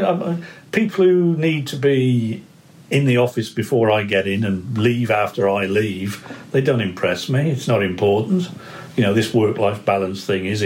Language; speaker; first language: English; native; English